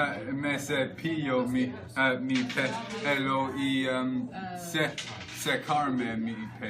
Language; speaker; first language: Spanish; non-native, learner; English